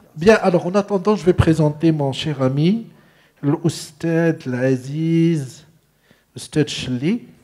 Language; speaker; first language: French; non-native, local second language; Arabic